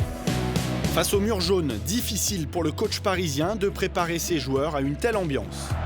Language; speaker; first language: French; native; French